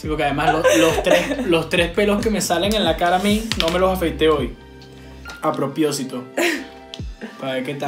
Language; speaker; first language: Spanish; native; Spanish